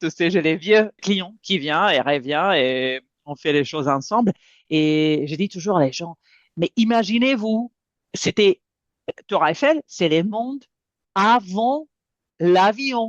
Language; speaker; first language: French; non-native, fluent; Serbian